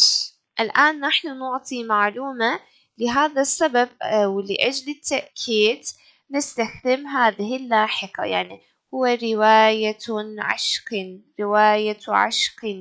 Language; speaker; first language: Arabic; non-native, fluent; Turkish